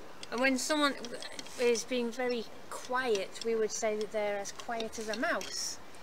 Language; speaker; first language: English; native; English